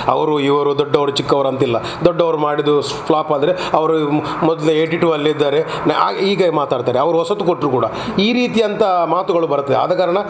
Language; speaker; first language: Kannada; non-native, local second language; Tulu